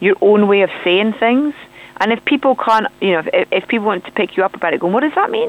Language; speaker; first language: English; native; English